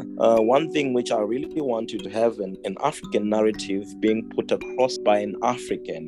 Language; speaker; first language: English; non-native, local second language; Shona